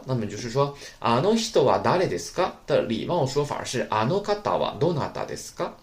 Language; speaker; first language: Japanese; non-native, fluent; Chinese